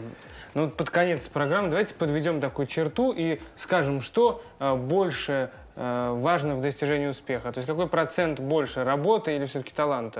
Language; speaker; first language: Russian; native; Russian